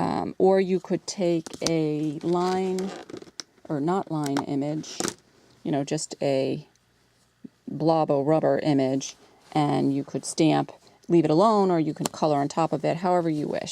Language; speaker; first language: English; native; English